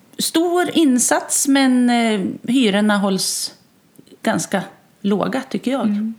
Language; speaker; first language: Swedish; native; Swedish